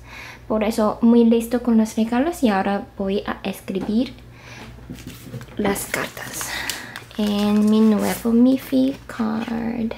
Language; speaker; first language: Spanish; non-native, fluent; Korean